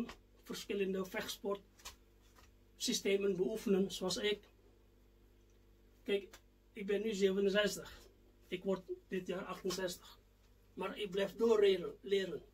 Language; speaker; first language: Dutch; non-native, fluent; Indonesian